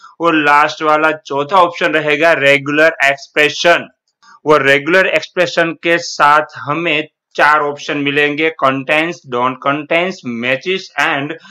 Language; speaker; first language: Hindi; non-native, local second language; Gujarati